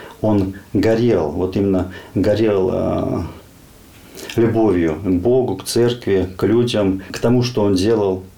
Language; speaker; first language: Russian; native; Russian